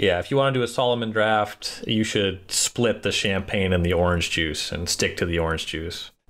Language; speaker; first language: English; native; English